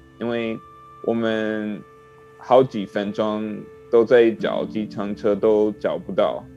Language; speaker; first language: Chinese; non-native, learner; English